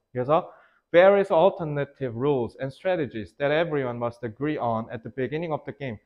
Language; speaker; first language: English; non-native, fluent; Korean